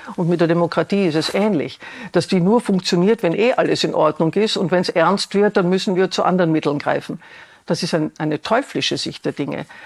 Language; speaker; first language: German; native; German